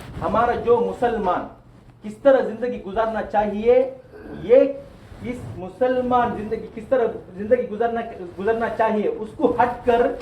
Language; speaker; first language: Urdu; non-native, local second language; Tamil